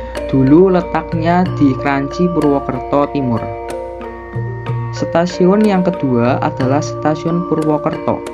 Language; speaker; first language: Indonesian; native; Indonesian